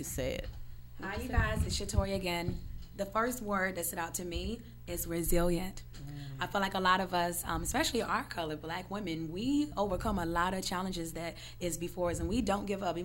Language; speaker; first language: English; native; English